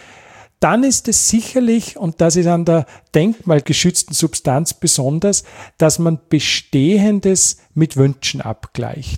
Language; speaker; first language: German; native; German